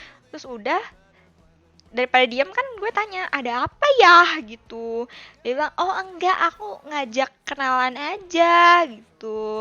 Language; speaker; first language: Indonesian; native; Indonesian